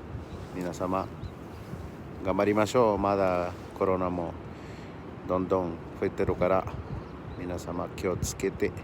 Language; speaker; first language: Japanese; non-native, learner; Spanish